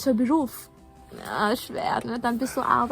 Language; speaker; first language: German; non-native, fluent; Vietnamese